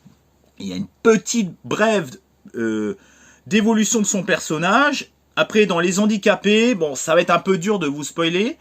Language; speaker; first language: French; native; French